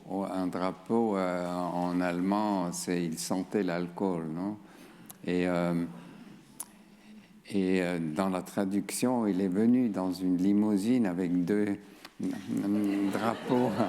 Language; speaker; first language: French; non-native, fluent; German